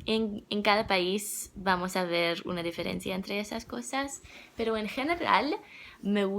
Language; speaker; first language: Spanish; non-native, learner; English